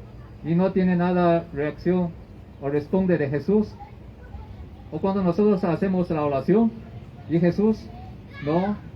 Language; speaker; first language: Spanish; non-native, learner; Chinese